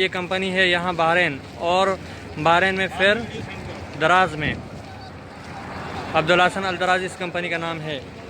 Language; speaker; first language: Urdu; non-native, local second language; Pashto